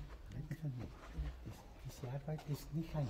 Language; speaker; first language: German; non-native, learner; Spanish